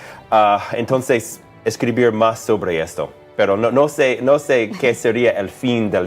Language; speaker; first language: Spanish; non-native, fluent; English